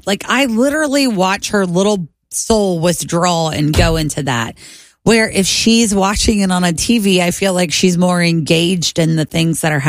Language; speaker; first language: English; native; English